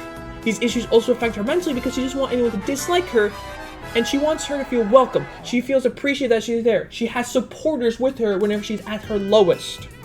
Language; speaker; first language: English; native; English